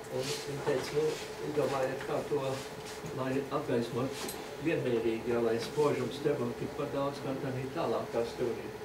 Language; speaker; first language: Latvian; early bilingual, other home language; English